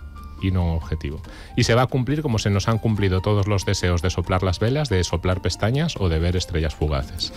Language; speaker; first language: Spanish; native; Spanish